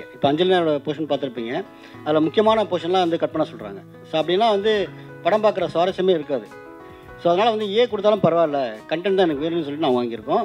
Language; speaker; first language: Tamil; native; Tamil